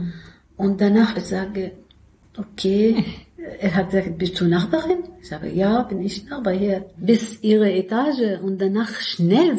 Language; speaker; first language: German; non-native, learner; Arabic